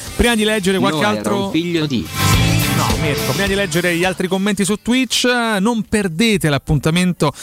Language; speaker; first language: Italian; native; Italian